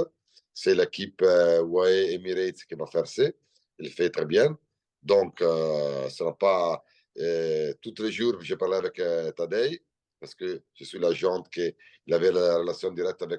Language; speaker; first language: French; non-native, learner; Italian